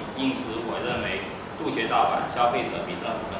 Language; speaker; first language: Chinese; native; Chinese